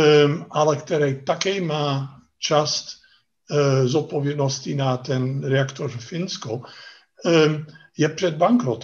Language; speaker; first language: Czech; non-native, fluent; Dutch